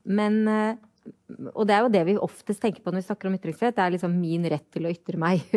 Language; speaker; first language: Norwegian; native; Norwegian